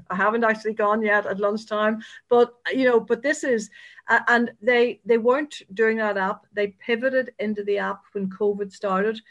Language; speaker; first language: English; native; English